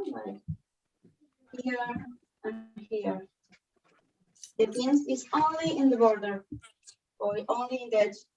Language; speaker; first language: English; non-native, learner; Spanish